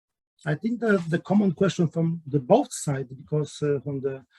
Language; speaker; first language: English; non-native, learner; Polish